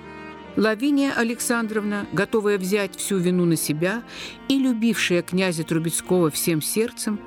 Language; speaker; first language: Russian; native; Russian